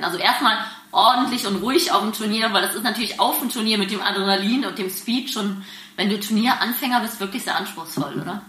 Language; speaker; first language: German; native; German